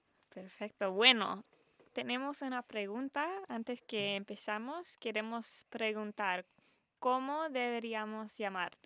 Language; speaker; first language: Spanish; early bilingual, heritage; Spanish